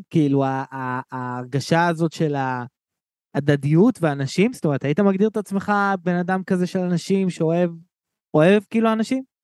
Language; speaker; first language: Hebrew; native; Hebrew